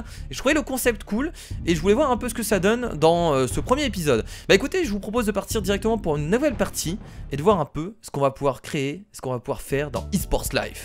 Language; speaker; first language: French; native; French